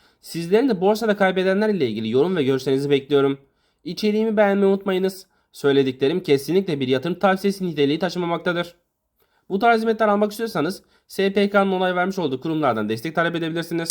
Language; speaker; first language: Turkish; native; Turkish